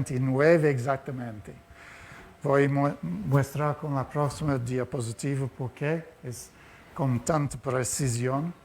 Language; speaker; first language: Spanish; non-native, fluent; Portuguese